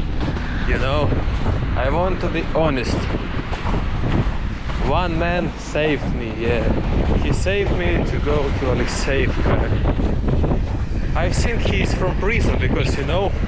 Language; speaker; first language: English; non-native, fluent; Russian